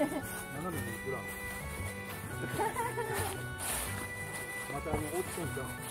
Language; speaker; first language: Japanese; native; Japanese